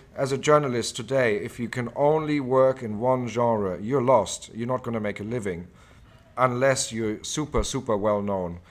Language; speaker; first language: English; non-native, fluent; German